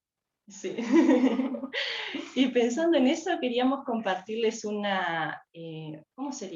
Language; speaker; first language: Spanish; native; Spanish